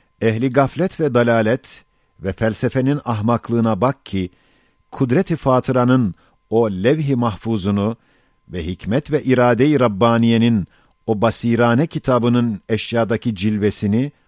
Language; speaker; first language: Turkish; native; Turkish